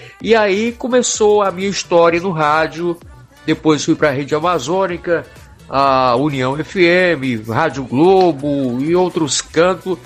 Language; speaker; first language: Portuguese; native; Portuguese